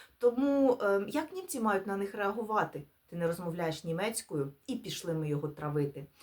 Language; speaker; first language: Ukrainian; non-native, local second language; Russian